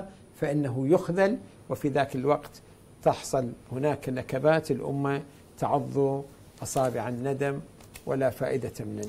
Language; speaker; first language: Arabic; native; Arabic